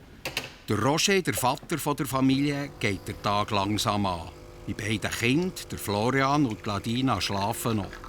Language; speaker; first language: German; native; German